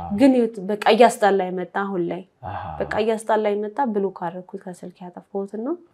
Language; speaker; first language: Amharic; native; Amharic